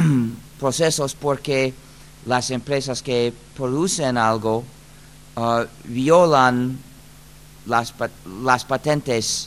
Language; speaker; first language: Spanish; non-native, fluent; English